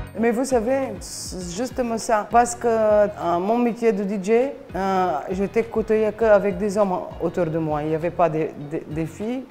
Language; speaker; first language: French; non-native, fluent; Bulgarian